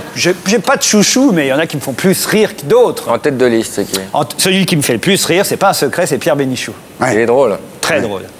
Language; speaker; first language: French; native; French